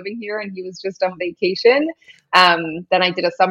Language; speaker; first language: English; non-native, fluent; Spanish